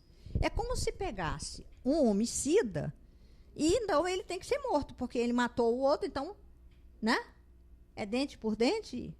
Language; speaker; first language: Portuguese; native; Portuguese